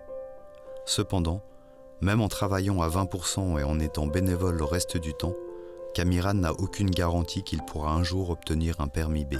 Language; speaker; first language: French; native; French